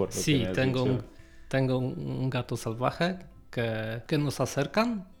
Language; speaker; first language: Spanish; non-native, learner; Polish